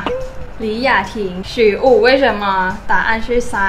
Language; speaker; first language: Chinese; non-native, fluent; Thai